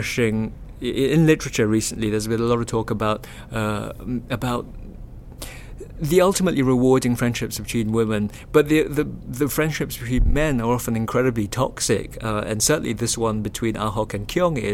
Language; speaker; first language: English; non-native, local second language; Chinese